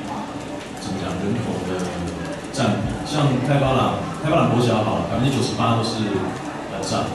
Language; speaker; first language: Chinese; native; Chinese